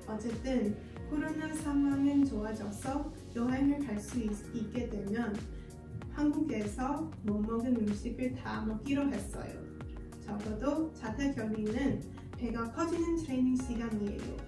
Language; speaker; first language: Korean; non-native, learner; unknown